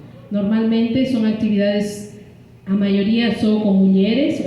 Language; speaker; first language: Portuguese; non-native, fluent; Spanish